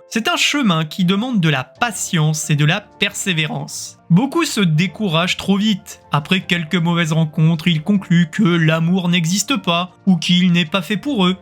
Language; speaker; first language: French; native; French